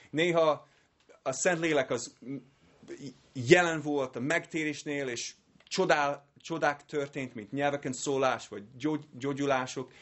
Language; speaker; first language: Hungarian; non-native, fluent; English